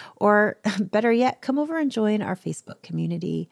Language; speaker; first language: English; native; English